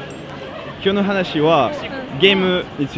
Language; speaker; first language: Japanese; non-native, fluent; French